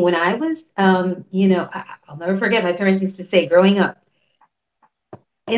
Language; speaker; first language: English; early bilingual, other home language; Spanish